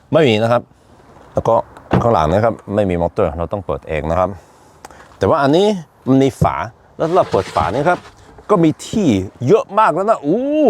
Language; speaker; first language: Thai; non-native, fluent; Norwegian